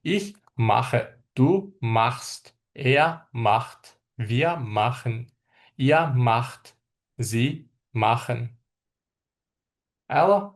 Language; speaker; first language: German; non-native, fluent; Azerbaijani